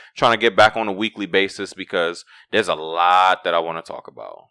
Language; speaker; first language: English; native; English